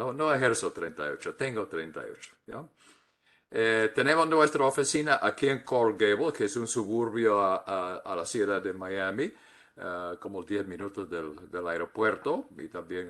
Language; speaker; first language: Spanish; non-native, fluent; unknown